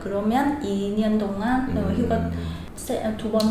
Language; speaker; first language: Korean; non-native, learner; Vietnamese